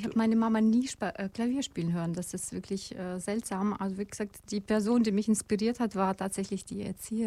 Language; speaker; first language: German; non-native, fluent; Russian